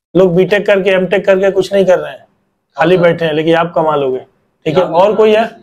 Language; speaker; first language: Hindi; native; Hindi